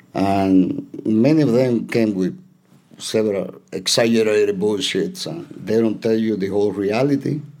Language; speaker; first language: English; non-native, fluent; Spanish